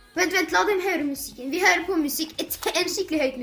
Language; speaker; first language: Norwegian; non-native, fluent; Arabic